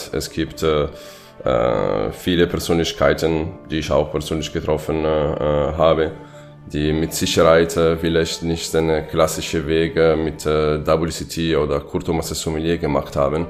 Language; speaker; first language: German; non-native, fluent; Italian